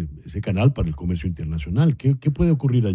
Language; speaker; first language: Spanish; native; Spanish